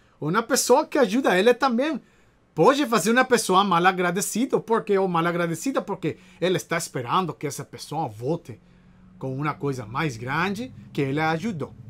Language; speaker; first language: Portuguese; non-native, learner; Spanish